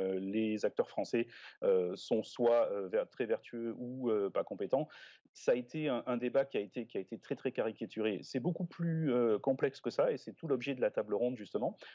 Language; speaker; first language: French; native; French